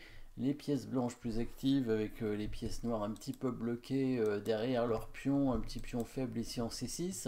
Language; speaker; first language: French; native; French